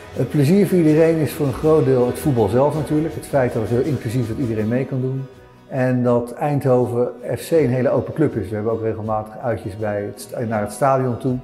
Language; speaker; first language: Dutch; native; Dutch